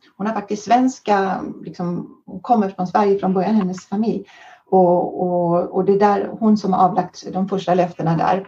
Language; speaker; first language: Swedish; early bilingual, heritage; Swedish